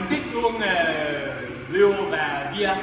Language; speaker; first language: Vietnamese; non-native, learner; Japanese